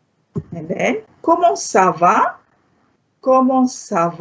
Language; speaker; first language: French; non-native, fluent; Malay